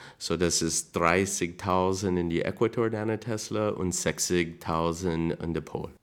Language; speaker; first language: German; non-native, learner; English